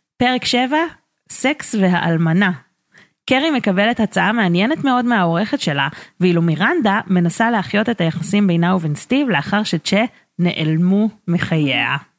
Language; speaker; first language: Hebrew; native; Hebrew